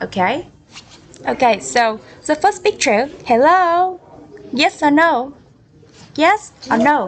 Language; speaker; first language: English; non-native, learner; Vietnamese